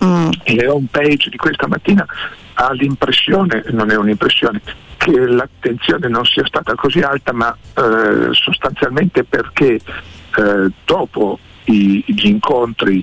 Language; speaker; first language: Italian; native; Italian